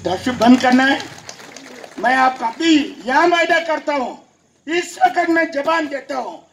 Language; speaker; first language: Hindi; non-native, local second language; Telugu